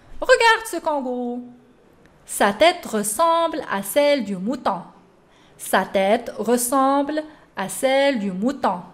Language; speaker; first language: French; non-native, local second language; Arabic